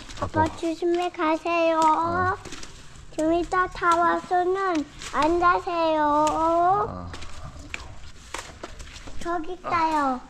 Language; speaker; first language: Korean; early bilingual, heritage; Korean